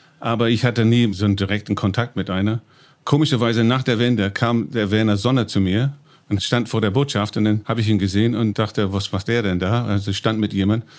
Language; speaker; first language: German; non-native, fluent; English